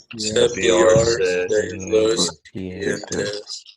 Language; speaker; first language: Spanish; non-native, learner; English